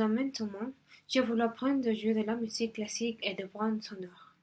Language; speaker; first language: French; non-native, learner; Spanish